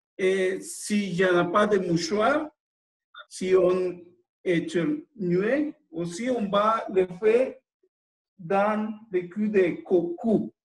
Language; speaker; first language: French; non-native, fluent; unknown